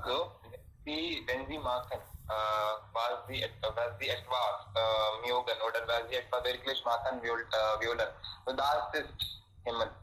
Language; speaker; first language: German; non-native, learner; Hindi